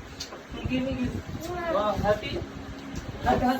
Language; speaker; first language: English; non-native, learner; Malayalam